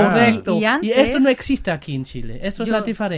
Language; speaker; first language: Spanish; non-native, learner; German